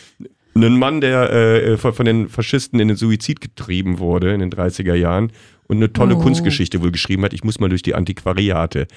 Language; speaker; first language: German; native; German